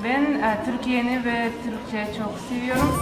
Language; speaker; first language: Turkish; non-native, learner; Kyrgyz